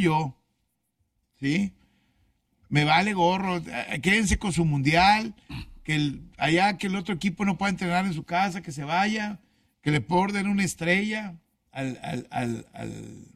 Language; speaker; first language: Spanish; native; Spanish